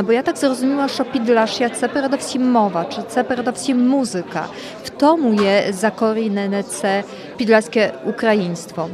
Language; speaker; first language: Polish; non-native, learner; Ukrainian